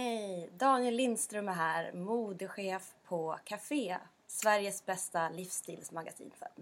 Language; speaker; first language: Swedish; native; Swedish